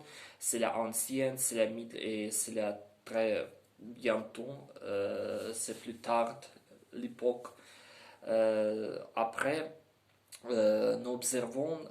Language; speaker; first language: French; non-native, learner; Ukrainian